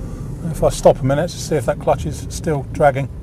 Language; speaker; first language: English; native; English